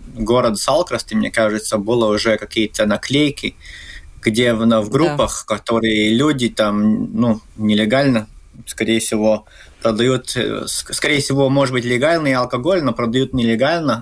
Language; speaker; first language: Russian; non-native, local second language; Latvian